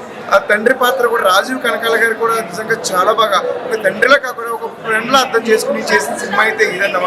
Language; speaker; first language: Telugu; native; Telugu